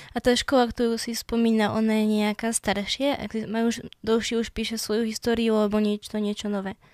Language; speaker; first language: Slovak; native; Slovak